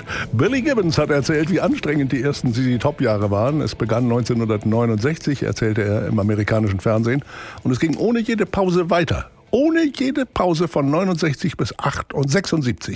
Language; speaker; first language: German; native; German